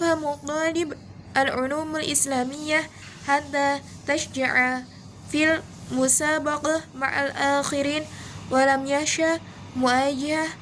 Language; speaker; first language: Arabic; non-native, learner; Indonesian